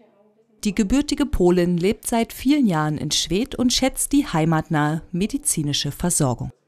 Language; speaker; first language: German; native; German